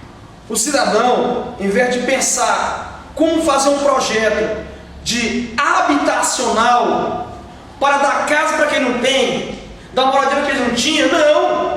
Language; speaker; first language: Portuguese; native; Portuguese